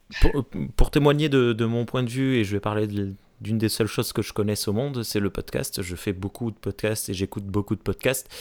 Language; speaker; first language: French; native; French